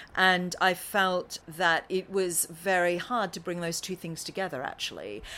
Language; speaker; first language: English; native; English